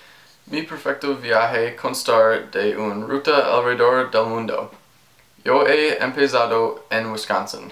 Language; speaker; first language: Spanish; non-native, learner; English